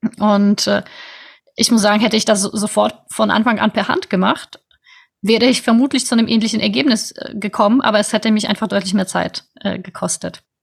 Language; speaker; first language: German; non-native, fluent; Polish